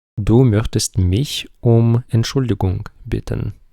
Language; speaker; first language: German; non-native, fluent; Ukrainian